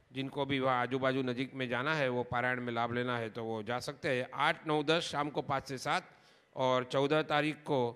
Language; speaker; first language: Hindi; non-native, local second language; Gujarati